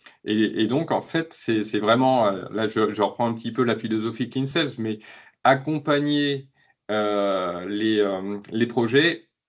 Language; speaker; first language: French; native; French